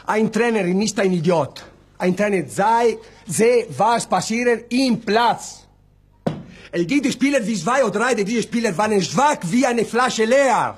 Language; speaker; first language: German; non-native, learner; Italian